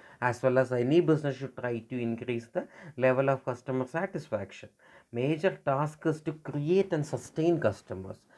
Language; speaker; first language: English; non-native, local second language; Malayalam